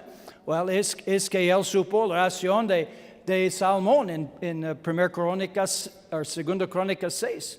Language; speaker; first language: Spanish; non-native, learner; English